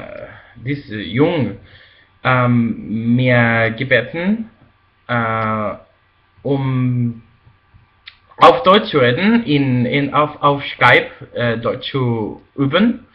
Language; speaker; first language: German; non-native, fluent; Spanish